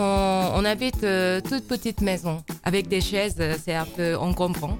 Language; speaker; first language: French; non-native, fluent; Japanese